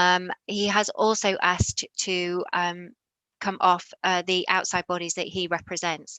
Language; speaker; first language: English; native; English